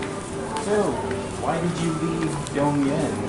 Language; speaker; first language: English; native; English